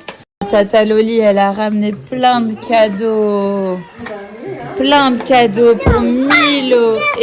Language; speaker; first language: French; native; French